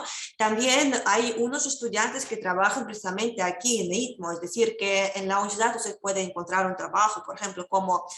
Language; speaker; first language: Spanish; non-native, fluent; Russian